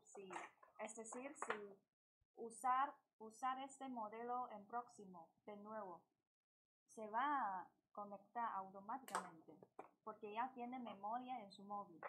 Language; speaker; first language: Spanish; non-native, learner; Chinese